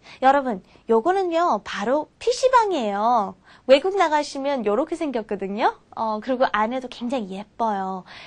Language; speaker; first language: Korean; native; Korean